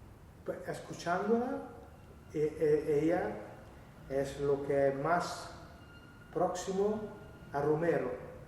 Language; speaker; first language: Spanish; non-native, learner; Italian